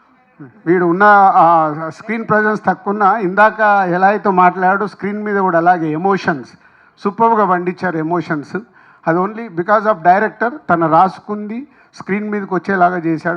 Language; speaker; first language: Telugu; native; Telugu